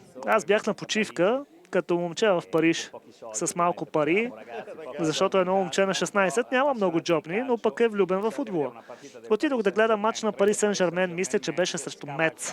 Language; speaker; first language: Bulgarian; non-native, fluent; Italian